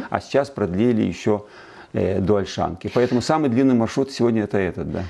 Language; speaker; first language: Russian; native; Russian